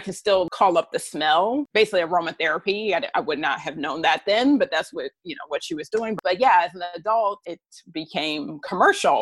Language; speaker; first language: English; native; English